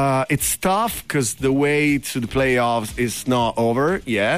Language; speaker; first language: English; non-native, fluent; Italian